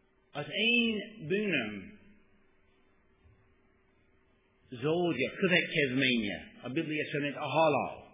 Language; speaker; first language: Hungarian; non-native, learner; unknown